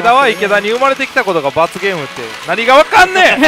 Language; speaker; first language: Japanese; native; Japanese